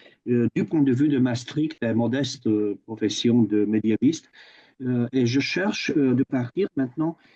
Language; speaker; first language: French; non-native, fluent; Romanian